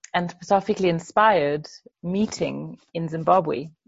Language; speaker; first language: English; non-native, fluent; Danish